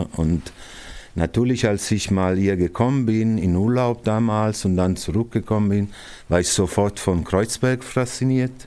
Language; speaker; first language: German; non-native, fluent; Italian